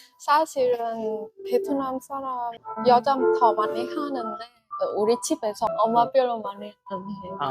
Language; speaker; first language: Korean; non-native, learner; Vietnamese